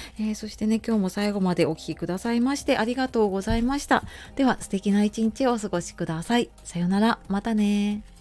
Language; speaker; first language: Japanese; native; Japanese